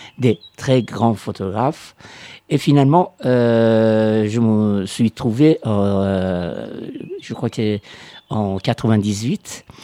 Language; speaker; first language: French; non-native, fluent; Persian